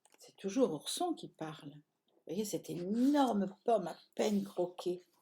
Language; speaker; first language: French; native; French